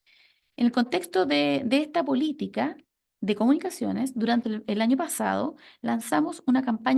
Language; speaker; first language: Spanish; native; Spanish